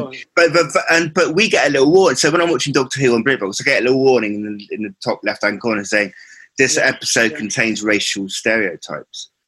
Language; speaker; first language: English; native; English